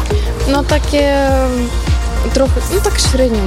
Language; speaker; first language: Polish; non-native, learner; Ukrainian